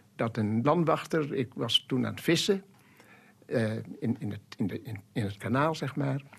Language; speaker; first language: Dutch; native; Dutch